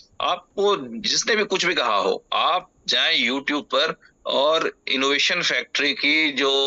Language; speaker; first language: Hindi; native; Hindi